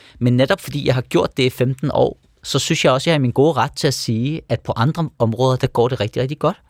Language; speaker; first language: Danish; early bilingual, other home language; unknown